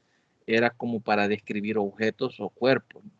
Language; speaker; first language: Spanish; native; Spanish